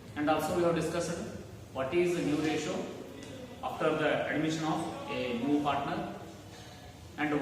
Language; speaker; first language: English; non-native, local second language; Kannada